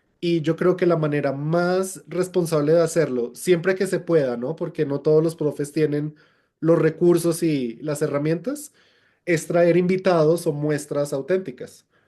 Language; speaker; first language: Spanish; native; Spanish